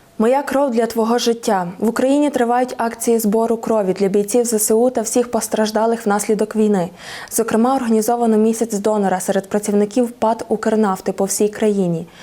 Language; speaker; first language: Ukrainian; native; Ukrainian